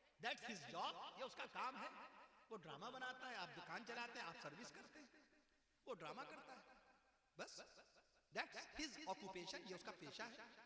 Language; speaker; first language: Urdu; native; Urdu